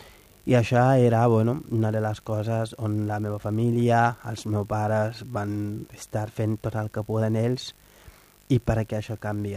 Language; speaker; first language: Catalan; non-native, fluent; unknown